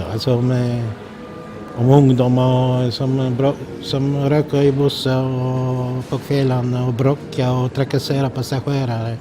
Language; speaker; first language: Swedish; non-native, fluent; Polish